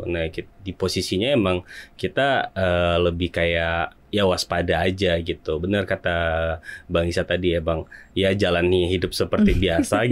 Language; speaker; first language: Indonesian; native; Indonesian